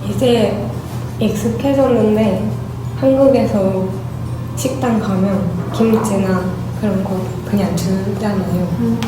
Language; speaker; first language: Korean; non-native, fluent; Japanese